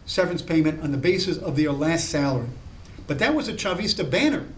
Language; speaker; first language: English; native; English